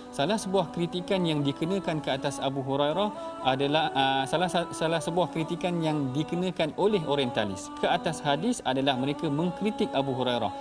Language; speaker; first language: Malay; native; Malay